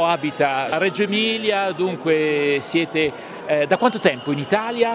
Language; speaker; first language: Italian; native; Italian